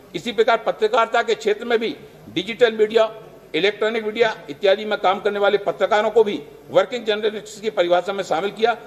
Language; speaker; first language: Hindi; native; Hindi